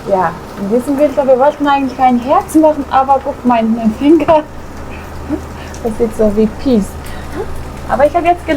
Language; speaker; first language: German; non-native, fluent; Mongolian